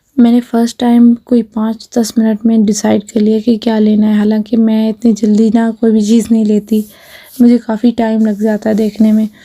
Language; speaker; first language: Urdu; native; Urdu